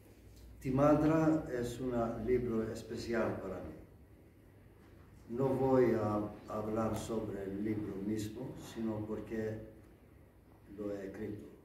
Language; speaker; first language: Spanish; non-native, learner; Greek